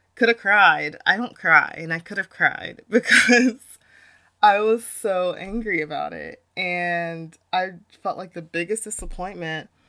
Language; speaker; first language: English; native; English